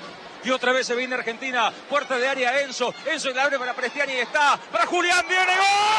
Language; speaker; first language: Spanish; native; Spanish